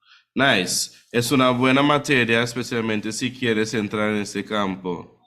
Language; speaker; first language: Spanish; non-native, fluent; English